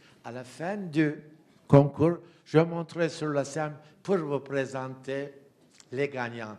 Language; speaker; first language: French; non-native, fluent; Turkish